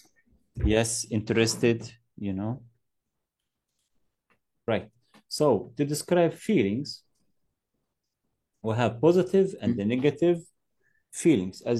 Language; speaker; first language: English; non-native, fluent; Arabic